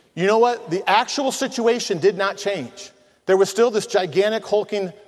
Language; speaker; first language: English; native; English